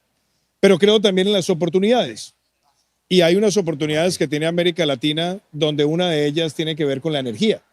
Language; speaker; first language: Spanish; native; Spanish